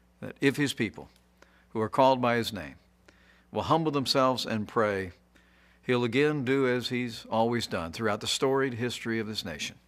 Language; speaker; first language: English; native; English